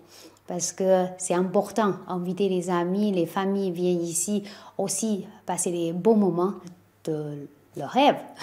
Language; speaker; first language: French; non-native, fluent; Chinese